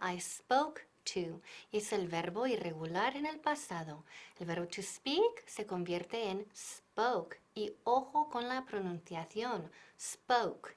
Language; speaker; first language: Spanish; non-native, fluent; English